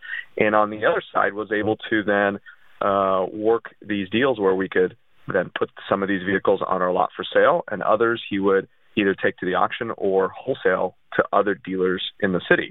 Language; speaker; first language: English; early bilingual, other home language; Russian